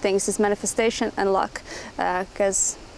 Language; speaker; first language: English; non-native, fluent; Latvian